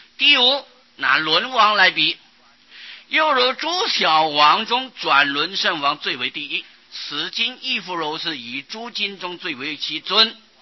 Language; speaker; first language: Chinese; non-native, local second language; Hakka Chinese